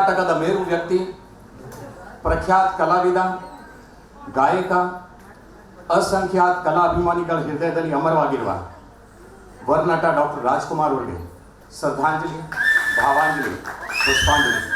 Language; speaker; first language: Kannada; non-native, fluent; Hindi